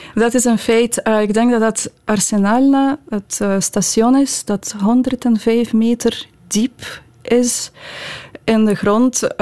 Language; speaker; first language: Dutch; non-native, fluent; Ukrainian